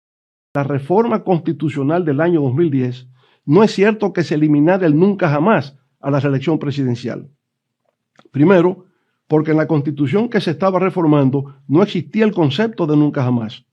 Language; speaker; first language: Spanish; native; Spanish